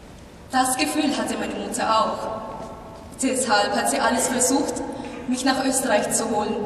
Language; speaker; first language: German; non-native, fluent; Filipino